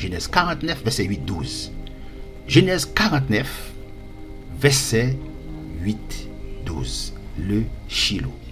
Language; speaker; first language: French; non-native, local second language; Haitian Creole